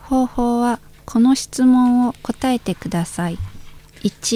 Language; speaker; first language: Japanese; non-native, fluent; Indonesian